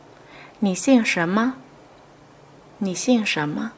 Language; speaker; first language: Chinese; non-native, fluent; Vietnamese